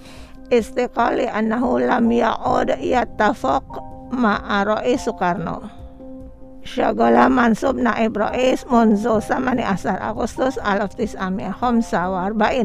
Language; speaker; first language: Arabic; non-native, fluent; Indonesian